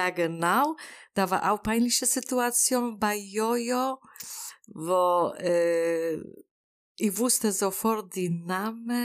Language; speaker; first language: German; non-native, learner; Polish